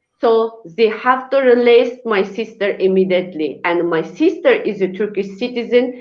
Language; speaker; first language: English; non-native, learner; Uyghur